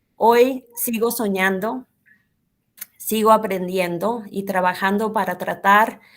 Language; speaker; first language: Spanish; early bilingual, heritage; Spanish